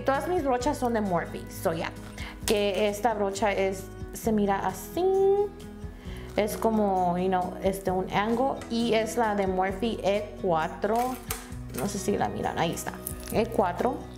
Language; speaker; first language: Spanish; early bilingual, heritage; Spanish